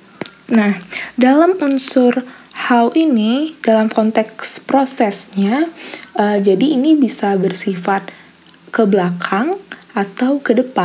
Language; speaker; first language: Indonesian; native; Indonesian